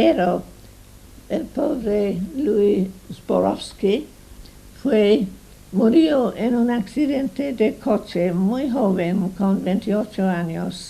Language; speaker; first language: Spanish; non-native, fluent; English